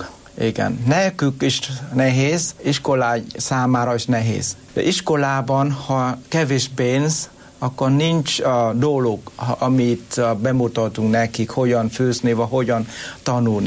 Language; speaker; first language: Hungarian; non-native, learner; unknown